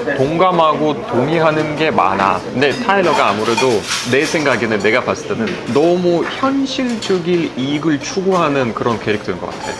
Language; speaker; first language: Korean; non-native, fluent; Russian